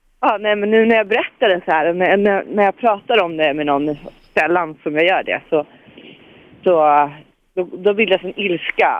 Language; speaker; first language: Swedish; native; Swedish